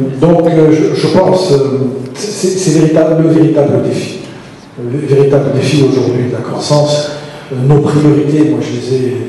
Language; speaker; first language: French; non-native, local second language; Arabic